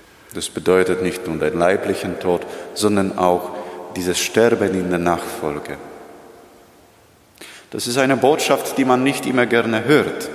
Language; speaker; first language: German; non-native, fluent; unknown